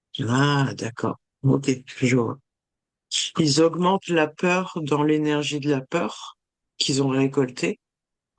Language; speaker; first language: French; native; French